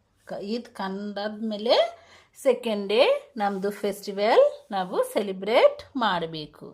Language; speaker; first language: Kannada; non-native, local second language; Urdu